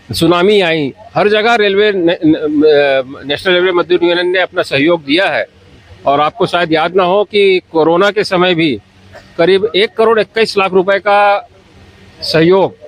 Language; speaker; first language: Hindi; native; Hindi